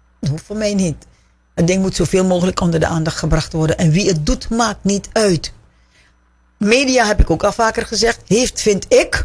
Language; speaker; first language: Dutch; native; Dutch